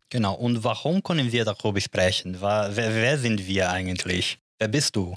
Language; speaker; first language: German; non-native, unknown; Portuguese